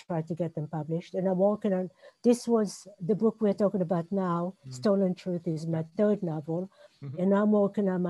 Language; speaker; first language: English; non-native, fluent; Hebrew